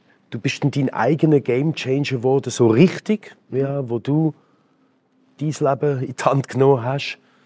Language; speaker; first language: German; native; German